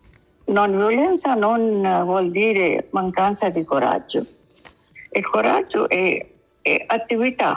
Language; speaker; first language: Italian; non-native, learner; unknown